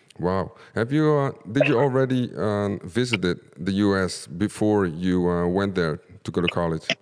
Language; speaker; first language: English; non-native, fluent; Dutch